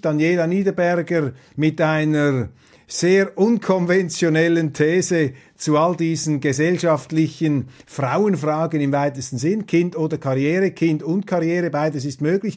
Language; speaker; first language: German; non-native, local second language; Swiss German